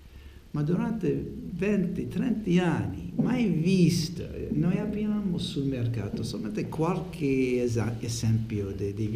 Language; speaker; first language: Italian; non-native, learner; English